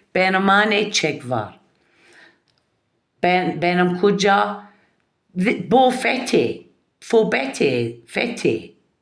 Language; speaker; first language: Turkish; non-native, learner; English